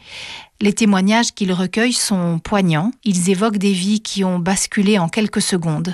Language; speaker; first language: French; native; French